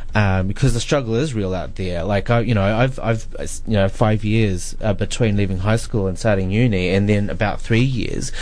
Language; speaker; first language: English; native; English